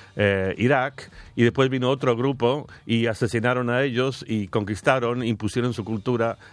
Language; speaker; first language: Spanish; non-native, fluent; English